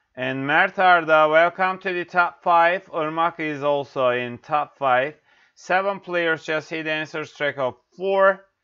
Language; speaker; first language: English; non-native, fluent; Turkish